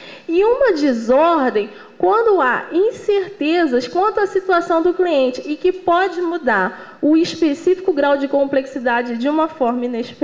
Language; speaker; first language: Portuguese; native; Portuguese